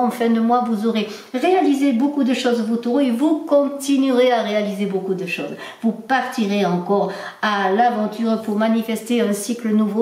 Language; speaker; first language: French; native; French